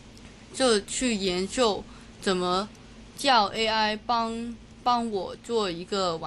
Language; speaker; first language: Chinese; non-native, local second language; Cantonese